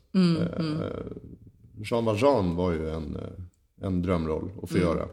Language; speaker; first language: Swedish; native; Swedish